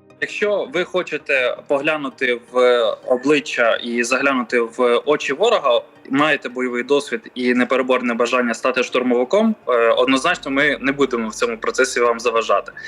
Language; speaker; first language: Ukrainian; native; Ukrainian